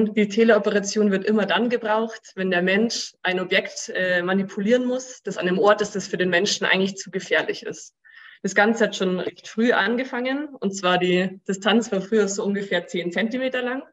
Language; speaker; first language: German; native; German